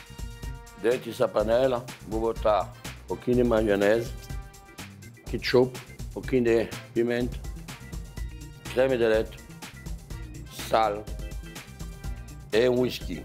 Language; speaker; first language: Portuguese; non-native, fluent; French